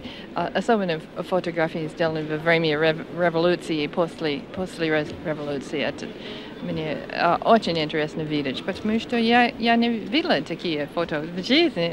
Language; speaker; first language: Russian; non-native, fluent; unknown